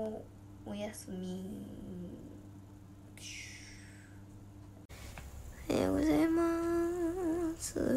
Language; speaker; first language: Japanese; native; Japanese